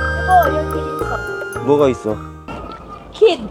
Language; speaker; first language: Korean; non-native, learner; Thai